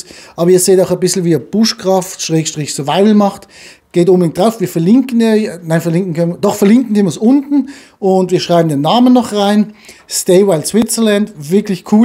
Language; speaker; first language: German; native; German